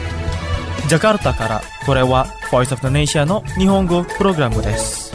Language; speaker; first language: Japanese; non-native, fluent; Indonesian